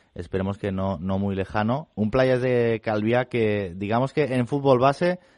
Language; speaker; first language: Spanish; non-native, local second language; Catalan